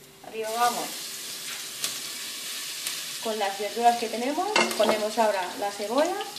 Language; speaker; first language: Spanish; non-native, fluent; Arabic